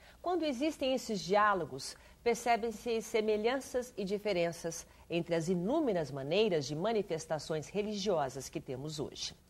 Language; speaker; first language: Portuguese; native; Portuguese